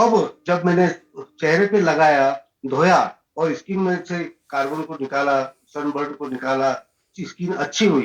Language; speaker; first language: Hindi; native; Hindi